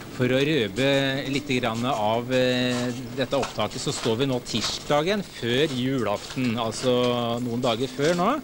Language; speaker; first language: Norwegian; native; Norwegian